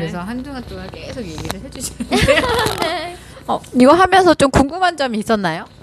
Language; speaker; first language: Korean; native; Korean